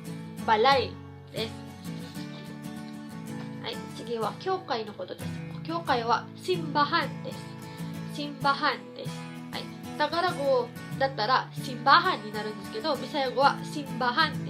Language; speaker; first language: Japanese; non-native, fluent; Cebuano